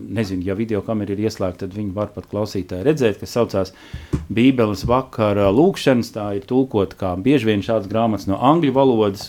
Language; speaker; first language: Latvian; non-native, local second language; Russian